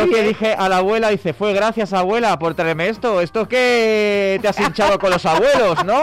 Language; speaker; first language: Spanish; native; Spanish